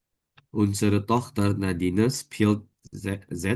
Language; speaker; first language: German; non-native, learner; Indonesian